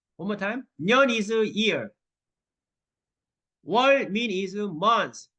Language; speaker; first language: English; non-native, learner; Korean